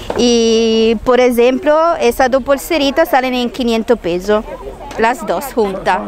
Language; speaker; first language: Spanish; non-native, fluent; Italian